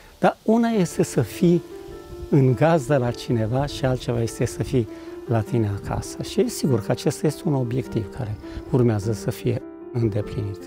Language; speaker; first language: Romanian; non-native, local second language; Ukrainian